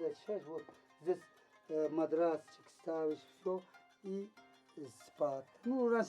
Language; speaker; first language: Russian; non-native, learner; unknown